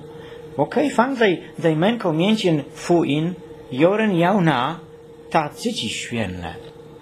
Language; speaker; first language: Chinese; non-native, learner; Polish